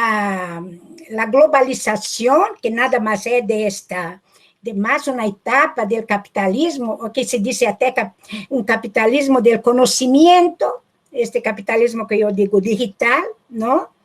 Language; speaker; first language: Spanish; non-native, fluent; Portuguese